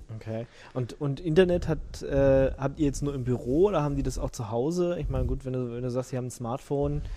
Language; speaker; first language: German; native; German